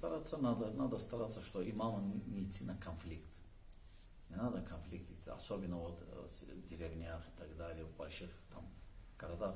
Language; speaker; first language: Russian; non-native, learner; Azerbaijani